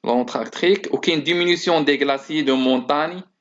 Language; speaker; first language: French; non-native, local second language; Arabic